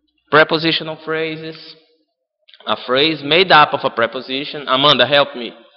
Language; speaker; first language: English; non-native, fluent; Portuguese